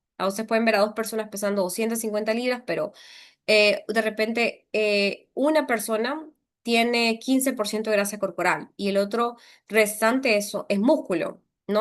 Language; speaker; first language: Spanish; native; Spanish